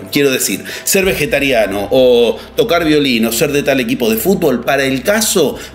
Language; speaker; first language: Spanish; native; Spanish